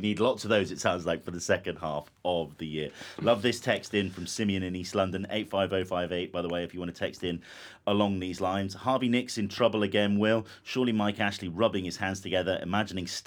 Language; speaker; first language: English; native; English